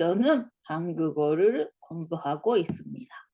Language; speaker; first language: Korean; non-native, learner; Japanese